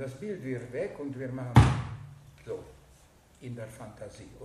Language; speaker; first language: German; non-native, fluent; Hungarian